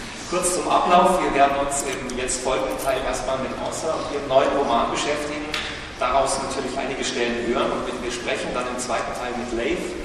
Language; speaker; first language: German; native; German